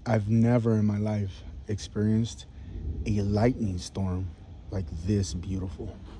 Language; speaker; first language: English; early bilingual, other home language; Spanish